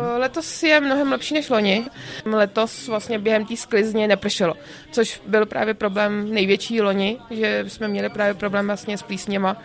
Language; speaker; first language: Czech; native; Czech